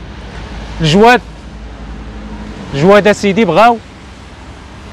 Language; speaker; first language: Arabic; native; Arabic